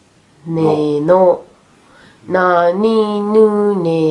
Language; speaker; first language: Japanese; non-native, learner; Thai